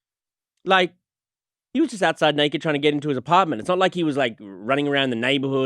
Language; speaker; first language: English; native; English